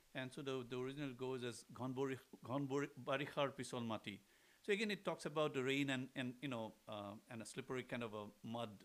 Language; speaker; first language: English; non-native, local second language; Assamese